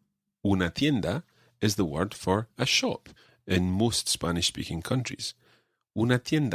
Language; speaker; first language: Spanish; non-native, fluent; English